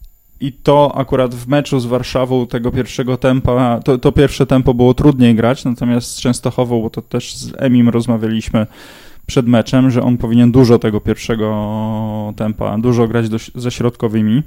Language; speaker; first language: Polish; native; Polish